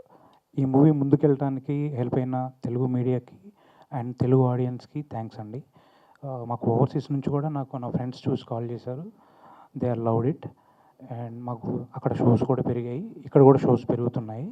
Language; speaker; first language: Telugu; native; Telugu